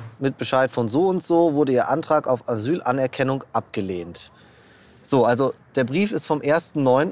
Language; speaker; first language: German; native; German